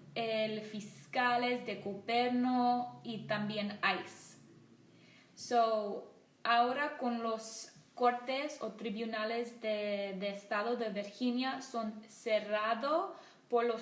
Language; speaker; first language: Spanish; non-native, learner; English